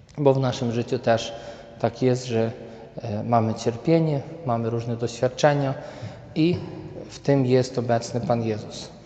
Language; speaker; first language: Polish; native; Polish